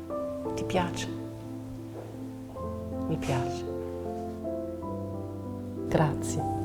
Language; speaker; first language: Italian; non-native, fluent; German